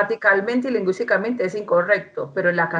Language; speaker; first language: Spanish; native; Spanish